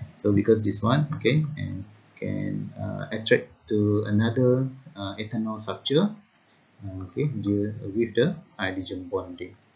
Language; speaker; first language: English; non-native, local second language; Malay